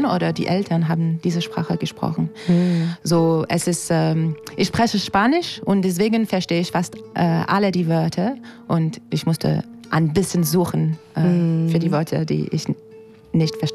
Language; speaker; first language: German; non-native, fluent; English